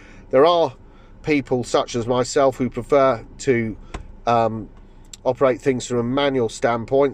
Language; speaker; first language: English; native; English